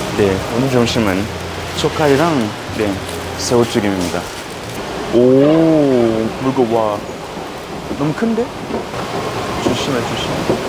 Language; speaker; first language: Korean; non-native, fluent; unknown